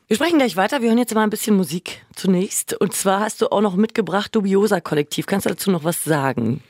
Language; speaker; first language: German; native; German